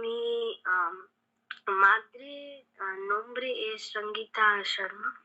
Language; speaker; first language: Spanish; non-native, learner; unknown